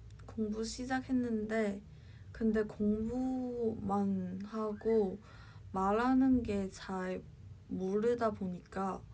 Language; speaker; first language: Korean; non-native, fluent; Cantonese